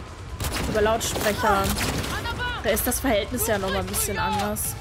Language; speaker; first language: German; native; German